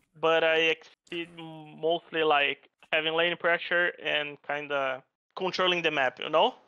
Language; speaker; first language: English; non-native, fluent; Portuguese